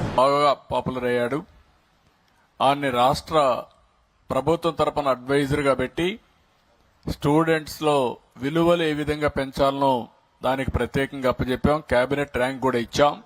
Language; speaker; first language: Telugu; native; Telugu